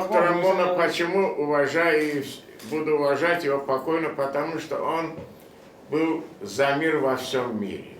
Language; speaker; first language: Russian; non-native, fluent; Korean